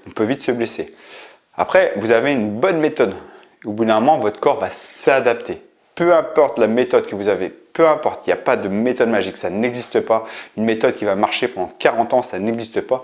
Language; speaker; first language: French; native; French